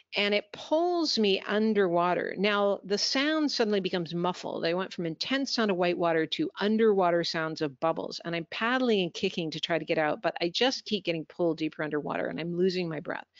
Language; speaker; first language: English; native; English